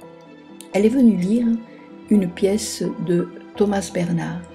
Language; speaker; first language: French; native; French